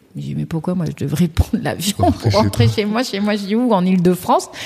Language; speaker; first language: French; early bilingual, other home language; Kabuverdianu